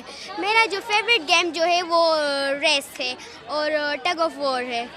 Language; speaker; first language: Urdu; non-native, local second language; Pashto